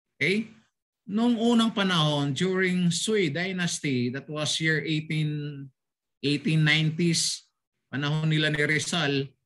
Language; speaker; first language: English; non-native, local second language; Filipino